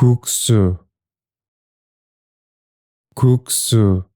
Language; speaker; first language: Korean; native; Korean